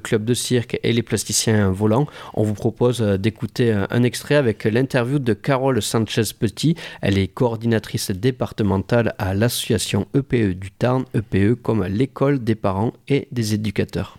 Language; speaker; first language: French; native; French